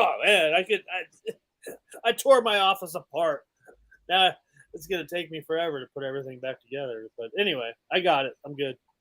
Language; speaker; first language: English; native; English